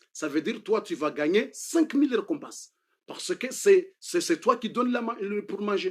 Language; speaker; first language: French; non-native, fluent; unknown